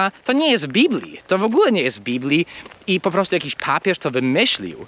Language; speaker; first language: Polish; non-native, fluent; English